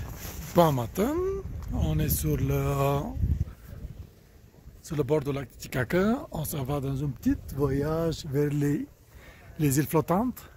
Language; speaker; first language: French; non-native, learner; Bulgarian